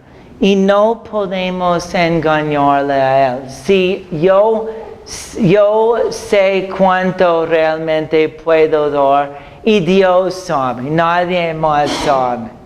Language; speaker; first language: Spanish; non-native, fluent; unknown